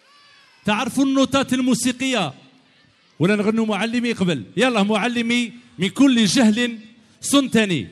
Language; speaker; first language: Arabic; native; Arabic